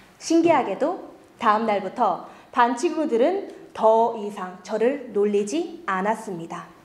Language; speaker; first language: Korean; early bilingual, other home language; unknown